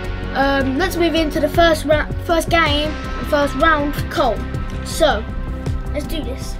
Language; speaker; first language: English; native; English